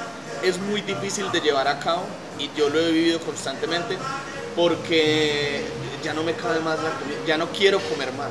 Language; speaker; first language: Spanish; native; Spanish